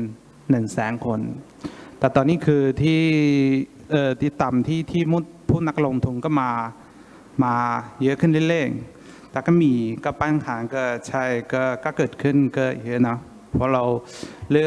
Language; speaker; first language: Thai; non-native, fluent; Chinese